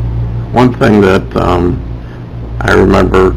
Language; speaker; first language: English; native; English